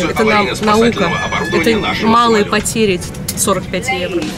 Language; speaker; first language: Russian; native; Russian